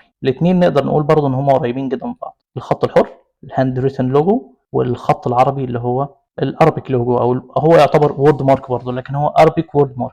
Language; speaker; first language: Arabic; native; Arabic